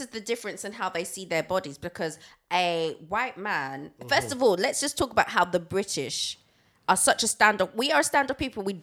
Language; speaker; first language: English; native; English